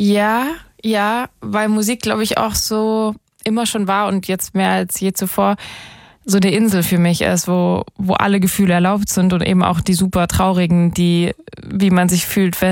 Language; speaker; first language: German; native; German